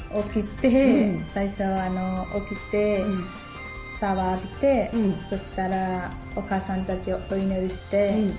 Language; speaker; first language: Japanese; non-native, learner; Nepali